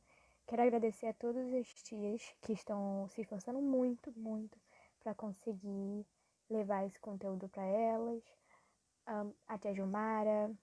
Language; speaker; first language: Portuguese; native; Portuguese